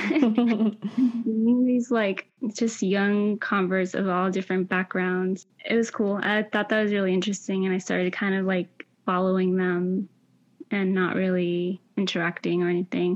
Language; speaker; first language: English; early bilingual, other home language; Spanish